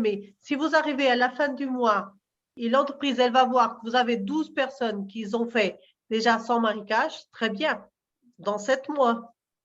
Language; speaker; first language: French; non-native, fluent; Portuguese